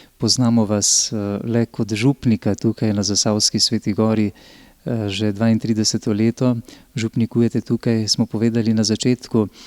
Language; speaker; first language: Slovenian; native; Slovenian